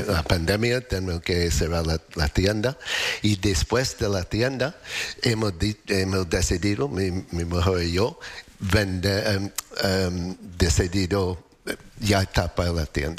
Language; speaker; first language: Spanish; non-native, learner; English